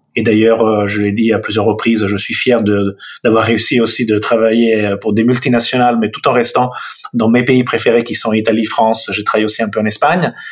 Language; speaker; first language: French; non-native, fluent; Italian